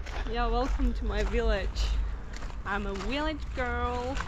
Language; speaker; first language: English; non-native, fluent; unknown